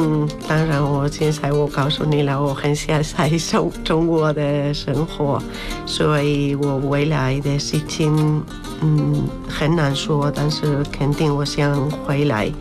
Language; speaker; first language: Chinese; non-native, learner; Spanish